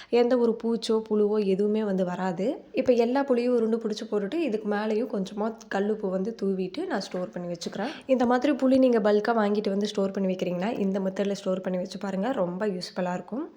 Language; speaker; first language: Tamil; native; Tamil